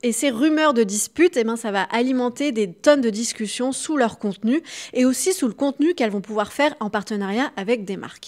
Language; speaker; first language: French; native; French